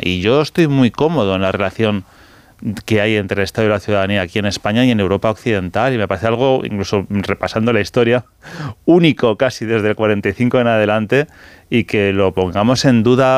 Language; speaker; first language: Spanish; native; Spanish